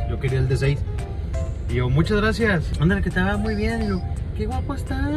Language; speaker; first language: Spanish; native; Spanish